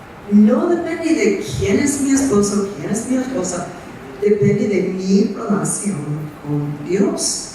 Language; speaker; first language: Spanish; non-native, fluent; English